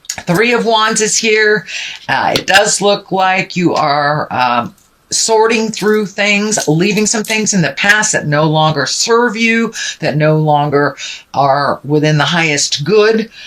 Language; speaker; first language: English; native; English